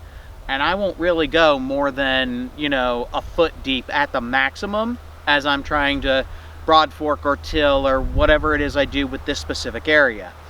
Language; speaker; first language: English; native; English